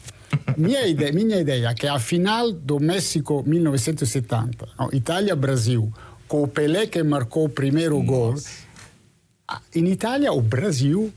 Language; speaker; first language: Portuguese; non-native, fluent; Italian